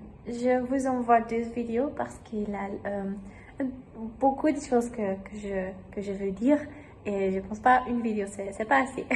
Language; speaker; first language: French; non-native, learner; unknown